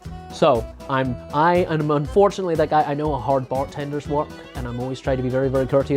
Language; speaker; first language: English; native; English